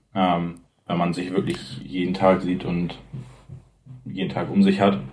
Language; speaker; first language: German; native; German